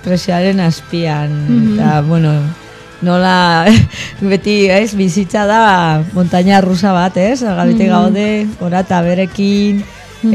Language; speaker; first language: Basque; non-native, local second language; Spanish